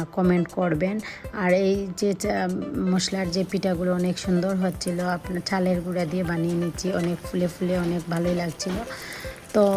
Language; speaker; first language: Bangla; non-native, local second language; Sylheti